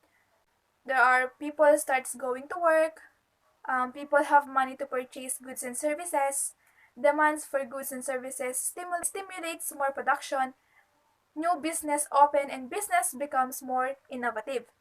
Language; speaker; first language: English; non-native, local second language; Filipino